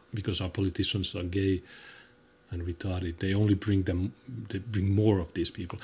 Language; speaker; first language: English; non-native, fluent; Finnish